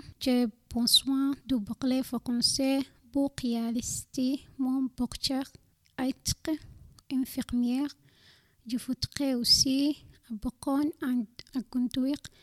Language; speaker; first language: French; non-native, learner; Somali